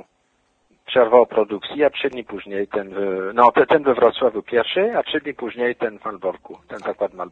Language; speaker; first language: Polish; non-native, fluent; French